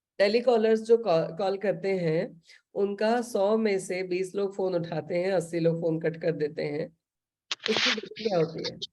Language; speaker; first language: Hindi; native; Hindi